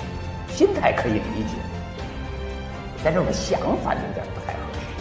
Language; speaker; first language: Chinese; native; Chinese